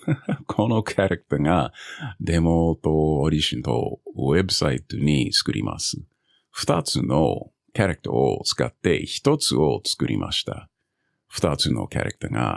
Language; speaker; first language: Japanese; non-native, learner; English